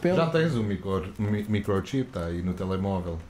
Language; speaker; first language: Portuguese; non-native, fluent; English